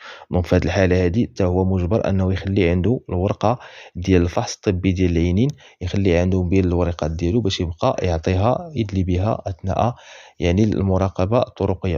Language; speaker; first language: Arabic; native; Arabic